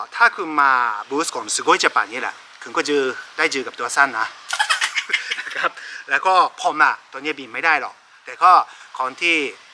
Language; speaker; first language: Thai; non-native, fluent; Japanese